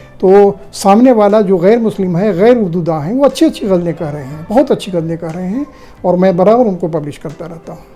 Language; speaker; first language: Urdu; native; Urdu